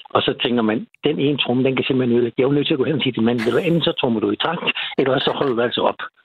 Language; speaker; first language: Danish; native; Danish